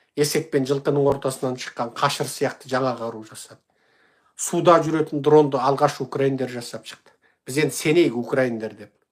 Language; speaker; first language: Kazakh; native; Kazakh